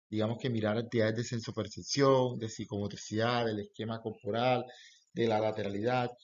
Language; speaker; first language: Spanish; native; Spanish